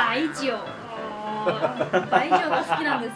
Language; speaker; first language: Japanese; non-native, fluent; Chinese